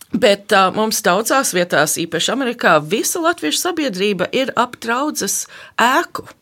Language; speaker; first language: Latvian; early bilingual, heritage; Latvian